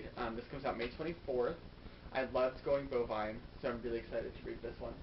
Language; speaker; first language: English; native; English